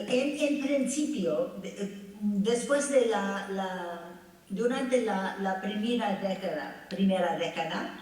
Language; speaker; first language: Spanish; non-native, fluent; English